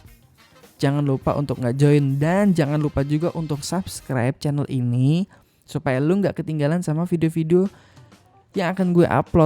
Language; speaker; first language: Indonesian; native; Indonesian